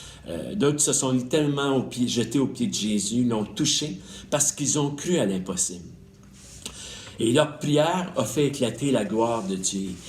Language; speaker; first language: French; native; French